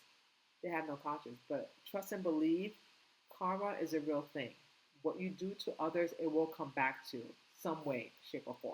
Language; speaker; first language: English; native; English